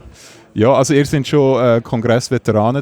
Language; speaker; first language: German; native; German